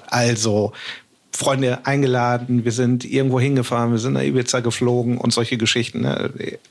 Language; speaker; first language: German; native; German